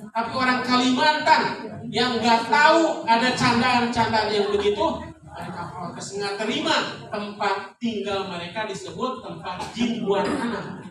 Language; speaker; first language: Indonesian; non-native, local second language; Sundanese